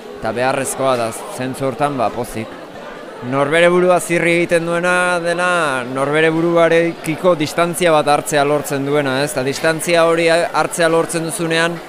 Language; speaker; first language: Basque; native; Basque